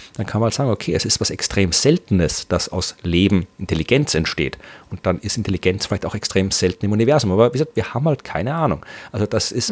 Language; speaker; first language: German; native; German